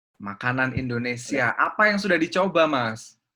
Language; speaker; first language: Indonesian; native; Indonesian